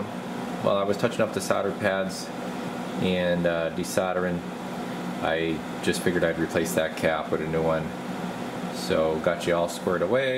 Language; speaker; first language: English; native; English